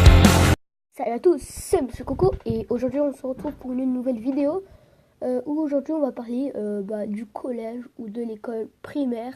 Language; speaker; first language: French; native; French